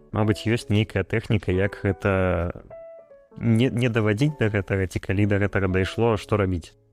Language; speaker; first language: Belarusian; non-native, local second language; Russian